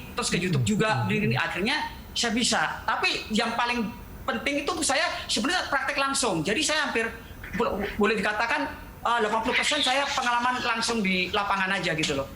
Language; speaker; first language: Indonesian; native; Indonesian